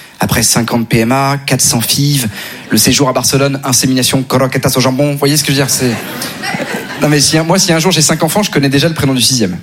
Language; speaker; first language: French; native; French